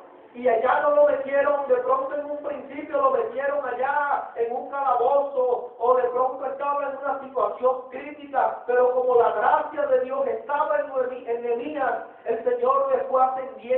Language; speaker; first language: Spanish; native; Spanish